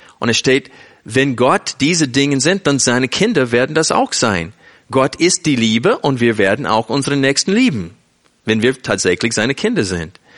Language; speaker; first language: German; non-native, fluent; English